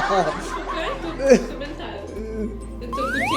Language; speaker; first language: Indonesian; non-native, learner; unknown